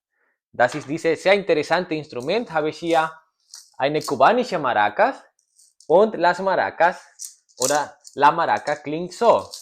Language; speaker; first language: German; non-native, learner; Spanish